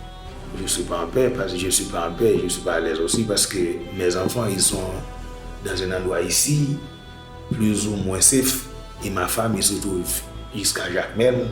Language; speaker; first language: French; non-native, local second language; Haitian Creole